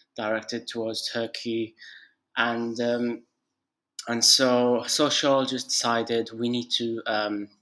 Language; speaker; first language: English; non-native, fluent; Arabic